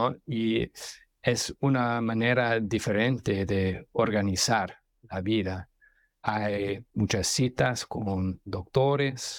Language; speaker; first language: Spanish; non-native, fluent; English